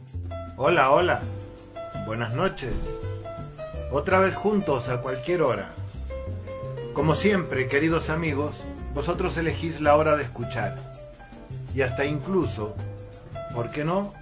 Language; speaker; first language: Spanish; native; Spanish